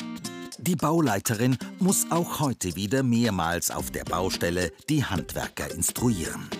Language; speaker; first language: German; native; German